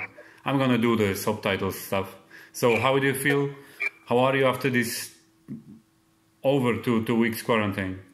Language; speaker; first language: English; non-native, fluent; Polish